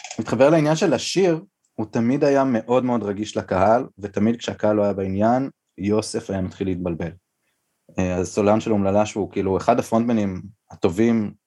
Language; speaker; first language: Hebrew; native; Hebrew